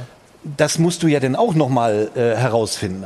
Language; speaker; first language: German; native; German